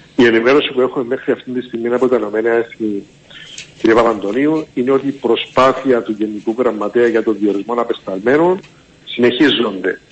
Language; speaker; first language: Greek; native; Greek